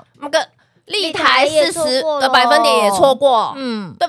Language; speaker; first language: Chinese; native; Chinese